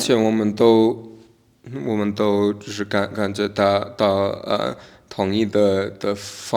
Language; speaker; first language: Chinese; non-native, learner; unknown